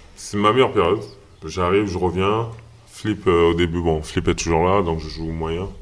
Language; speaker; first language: French; native; French